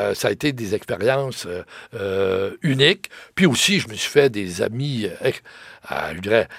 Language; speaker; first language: French; native; French